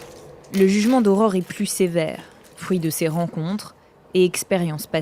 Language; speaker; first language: French; native; French